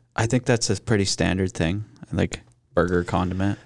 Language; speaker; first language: English; native; English